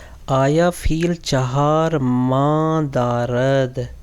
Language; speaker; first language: Persian; non-native, fluent; Urdu